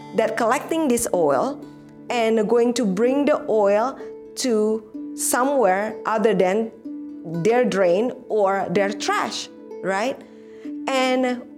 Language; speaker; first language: English; non-native, fluent; Indonesian